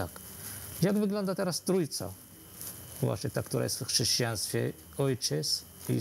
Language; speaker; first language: Polish; non-native, fluent; Arabic